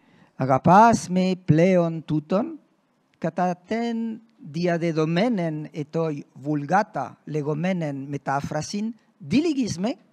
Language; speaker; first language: Greek; non-native, fluent; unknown